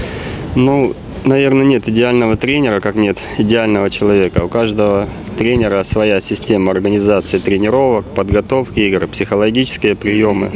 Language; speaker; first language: Russian; native; Russian